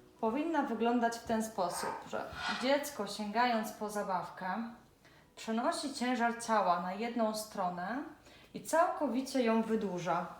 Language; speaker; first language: Polish; native; Polish